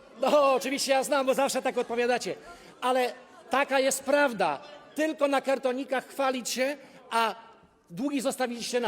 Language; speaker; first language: Polish; native; Polish